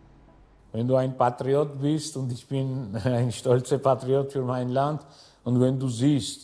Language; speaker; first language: German; non-native, fluent; Georgian